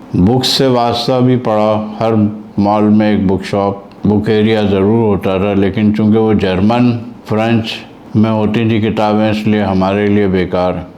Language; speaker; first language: Urdu; native; Urdu